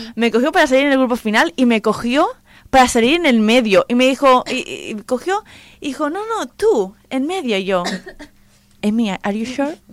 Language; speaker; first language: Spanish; non-native, local second language; Catalan